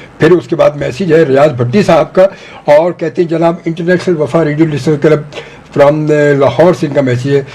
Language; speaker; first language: Urdu; native; Urdu